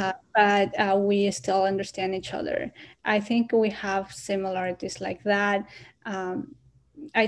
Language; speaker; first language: English; non-native, fluent; Quechua